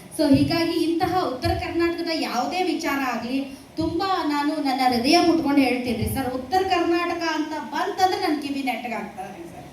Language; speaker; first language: Kannada; native; Kannada